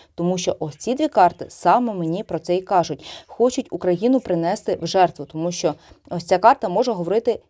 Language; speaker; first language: Ukrainian; non-native, local second language; Russian